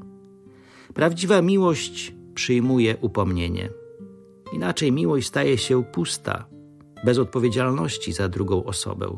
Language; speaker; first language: Polish; native; Polish